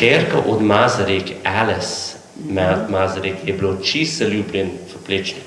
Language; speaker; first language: Slovenian; non-native, learner; English